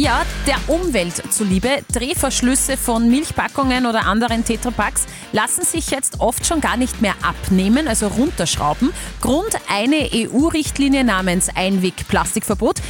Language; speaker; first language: German; native; German